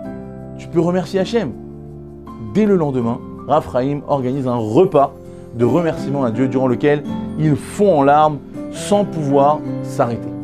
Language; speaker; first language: French; native; French